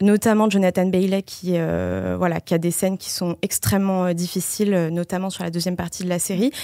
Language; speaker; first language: French; native; French